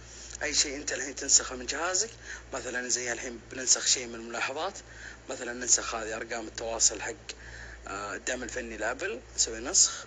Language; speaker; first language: Arabic; native; Arabic